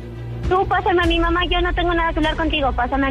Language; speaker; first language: Spanish; native; Spanish